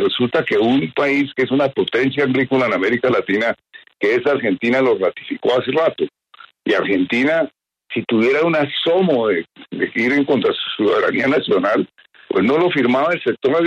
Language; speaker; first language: Spanish; native; Spanish